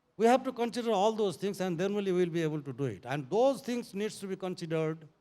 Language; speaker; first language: English; non-native, local second language; Nepali